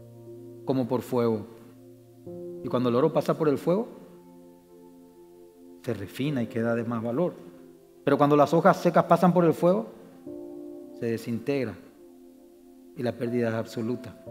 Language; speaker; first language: Spanish; native; Spanish